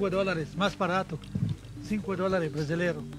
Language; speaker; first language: Portuguese; non-native, learner; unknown